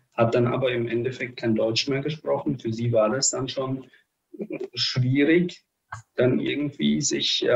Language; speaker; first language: German; early bilingual, other home language; Russian